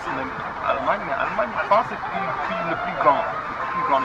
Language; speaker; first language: French; non-native, learner; Wolof